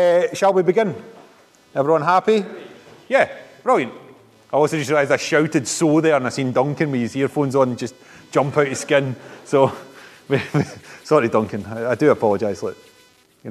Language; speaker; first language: English; native; English